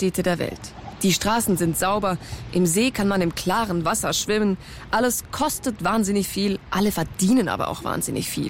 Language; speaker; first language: German; native; German